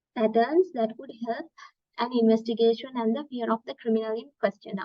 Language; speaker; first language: English; non-native, local second language; Sinhala